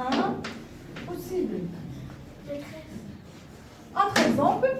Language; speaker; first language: French; non-native, local second language; Arabic